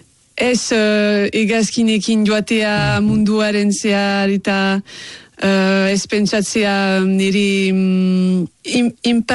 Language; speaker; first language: Basque; non-native, local second language; French